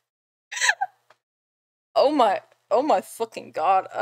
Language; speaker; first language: English; non-native, fluent; German